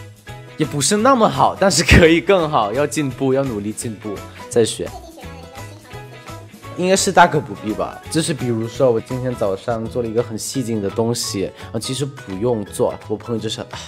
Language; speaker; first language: Chinese; non-native, fluent; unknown